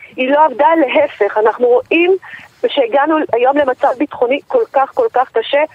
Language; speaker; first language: Hebrew; native; Hebrew